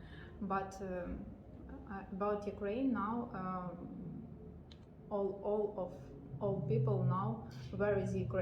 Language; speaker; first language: English; non-native, learner; Ukrainian